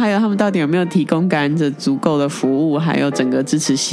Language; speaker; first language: Chinese; native; Chinese